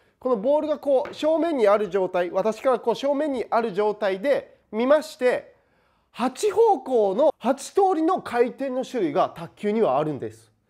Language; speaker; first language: Japanese; native; Japanese